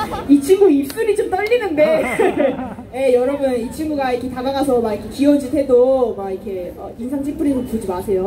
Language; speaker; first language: Korean; non-native, fluent; Japanese